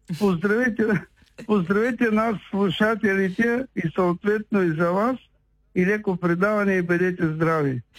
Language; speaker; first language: Bulgarian; native; Bulgarian